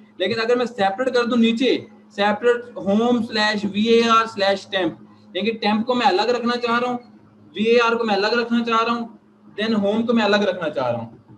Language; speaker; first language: Urdu; native; Urdu